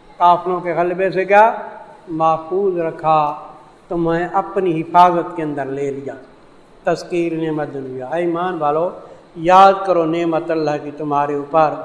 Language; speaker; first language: Urdu; non-native, local second language; Saraiki